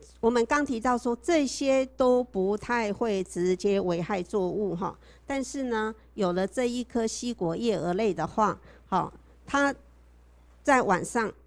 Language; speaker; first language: Chinese; native; Chinese